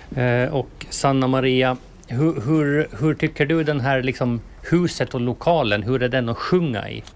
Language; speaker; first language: Swedish; native; Swedish